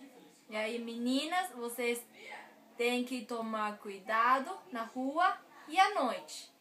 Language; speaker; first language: Portuguese; non-native, learner; Chinese